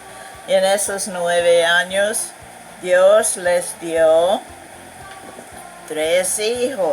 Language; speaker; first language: Spanish; non-native, fluent; English